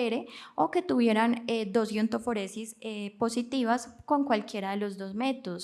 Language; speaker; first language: Spanish; native; Spanish